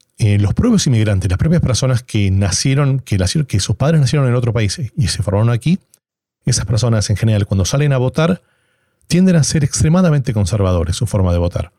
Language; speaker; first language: Spanish; native; Spanish